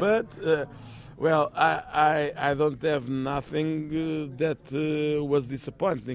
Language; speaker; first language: English; non-native, fluent; Portuguese